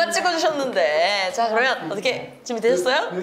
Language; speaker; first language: Korean; native; Korean